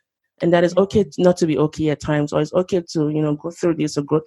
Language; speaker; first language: English; non-native, local second language; Yoruba